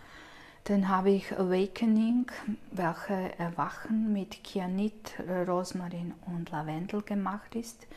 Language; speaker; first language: German; non-native, fluent; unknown